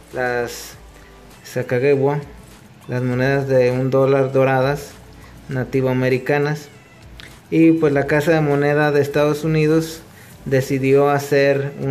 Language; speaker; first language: Spanish; native; Spanish